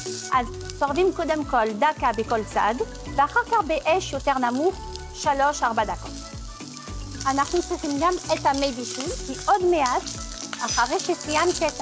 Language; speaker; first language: Hebrew; non-native, fluent; French